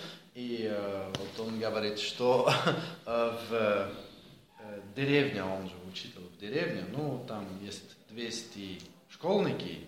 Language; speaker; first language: Russian; non-native, learner; Dutch